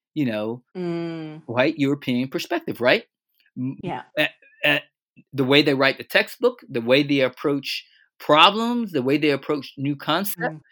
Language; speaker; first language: English; native; English